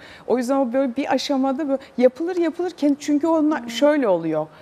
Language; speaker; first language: Turkish; native; Turkish